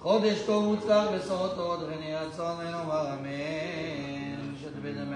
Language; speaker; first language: Hebrew; native; Hebrew